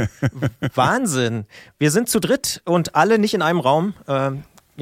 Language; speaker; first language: German; native; German